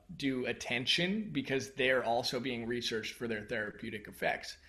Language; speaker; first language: English; native; English